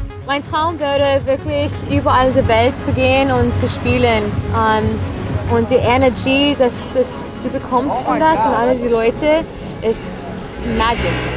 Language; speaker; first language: German; non-native, learner; Spanish